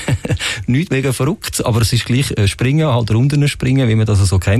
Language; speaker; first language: German; native; German